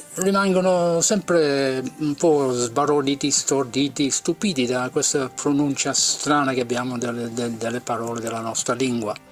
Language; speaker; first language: Italian; non-native, fluent; English